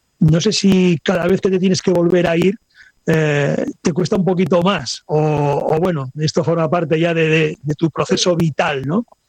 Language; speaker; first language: Spanish; native; Spanish